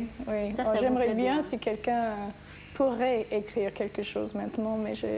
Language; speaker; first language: French; non-native, fluent; English